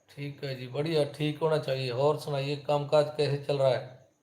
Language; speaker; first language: Hindi; native; Hindi